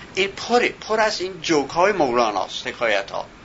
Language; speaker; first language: Persian; native; Persian